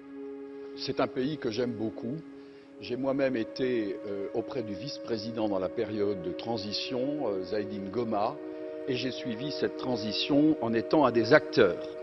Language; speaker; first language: French; native; French